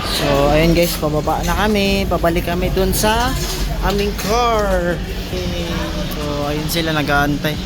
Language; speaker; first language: Filipino; non-native, local second language; Cebuano